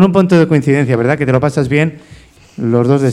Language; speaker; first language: Spanish; native; Spanish